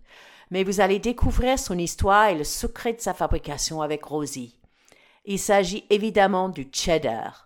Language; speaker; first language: French; non-native, fluent; English